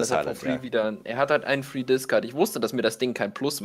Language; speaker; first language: German; native; German